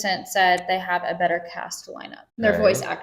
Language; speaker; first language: English; native; English